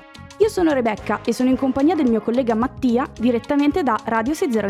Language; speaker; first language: Italian; native; Italian